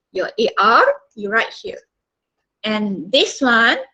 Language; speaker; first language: English; non-native, local second language; Malay